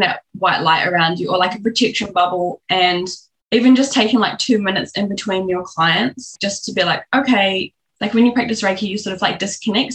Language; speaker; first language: English; native; English